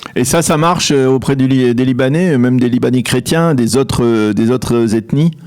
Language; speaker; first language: French; native; French